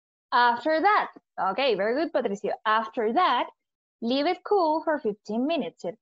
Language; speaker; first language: English; non-native, fluent; Spanish